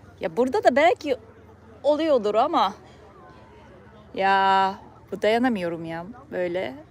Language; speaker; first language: Turkish; non-native, fluent; Japanese